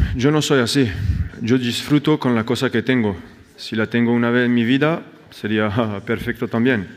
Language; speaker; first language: Spanish; non-native, fluent; French